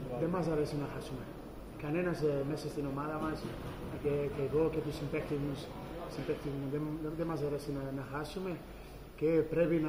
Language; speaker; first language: Greek; non-native, fluent; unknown